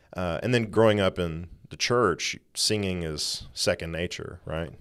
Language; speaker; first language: English; native; English